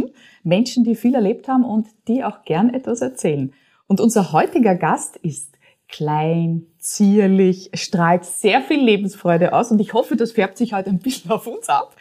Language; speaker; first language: German; native; German